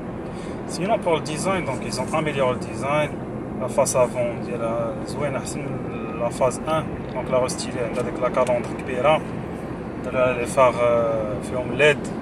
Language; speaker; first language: French; non-native, local second language; Arabic